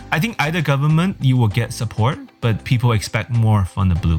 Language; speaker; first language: English; early bilingual, other home language; Chinese